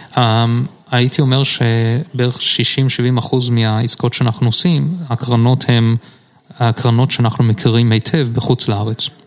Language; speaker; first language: Hebrew; early bilingual, heritage; Hebrew